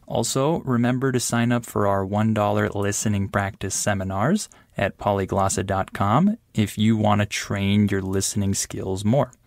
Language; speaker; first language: English; native; English